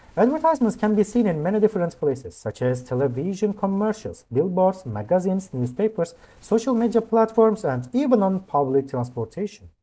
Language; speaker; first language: English; non-native, fluent; Turkish